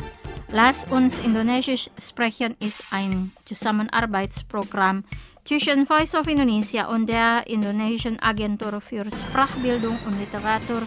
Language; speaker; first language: German; non-native, fluent; Indonesian